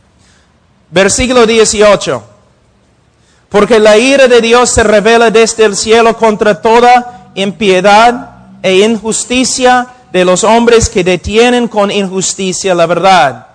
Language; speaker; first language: Spanish; non-native, fluent; English